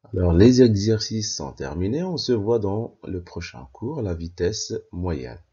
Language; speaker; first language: French; non-native, local second language; Arabic